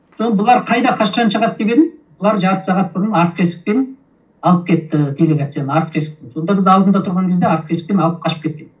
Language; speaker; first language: Kazakh; early bilingual, heritage; Kazakh